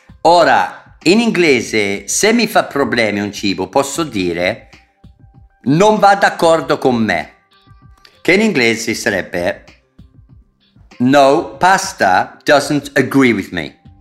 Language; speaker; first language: Italian; non-native, fluent; English